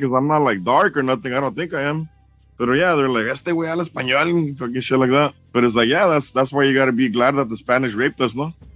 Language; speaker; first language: English; early bilingual, other home language; Spanish